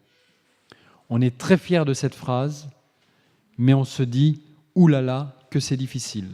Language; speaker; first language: French; native; French